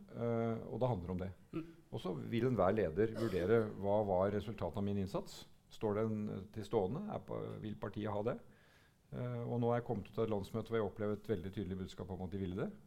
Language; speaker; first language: Norwegian; native; Norwegian